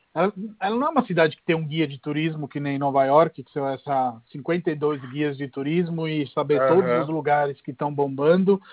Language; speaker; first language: Portuguese; non-native, fluent; Italian